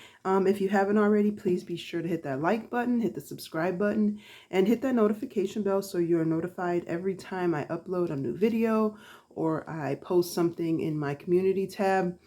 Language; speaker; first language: English; native; English